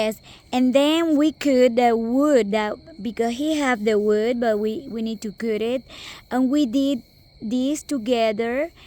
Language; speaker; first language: English; non-native, local second language; Spanish